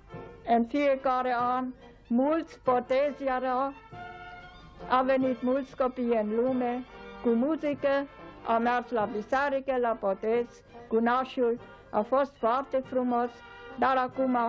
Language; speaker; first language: Romanian; non-native, local second language; German